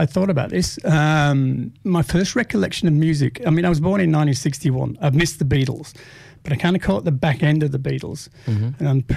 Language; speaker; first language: English; native; English